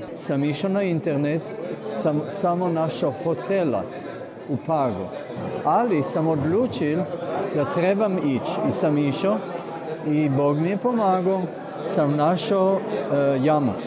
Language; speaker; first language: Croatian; early bilingual, heritage; Croatian